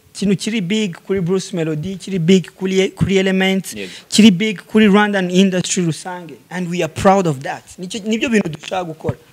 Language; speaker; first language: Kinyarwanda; early bilingual, heritage; Kinyarwanda